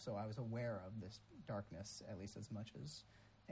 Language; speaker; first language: English; native; English